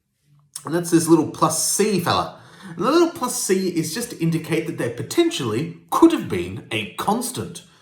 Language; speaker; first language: English; native; English